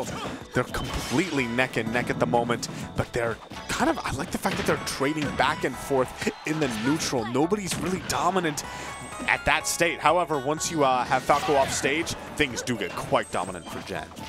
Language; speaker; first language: English; native; English